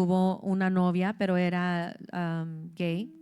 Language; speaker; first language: Spanish; early bilingual, heritage; English